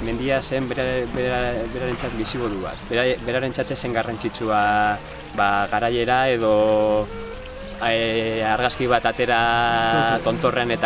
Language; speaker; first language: Basque; non-native, local second language; Spanish